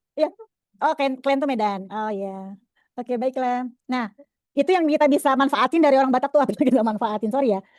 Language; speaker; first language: Indonesian; native; Indonesian